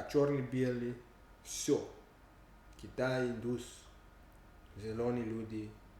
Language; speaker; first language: Russian; non-native, learner; English